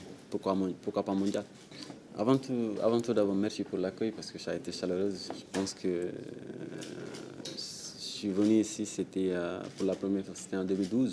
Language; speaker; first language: French; non-native, local second language; Wolof